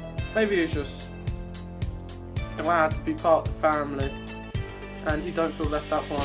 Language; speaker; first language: English; native; English